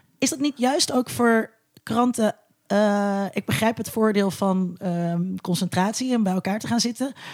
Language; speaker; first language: Dutch; native; Dutch